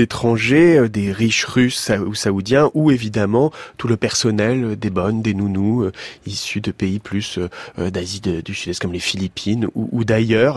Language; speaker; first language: French; native; French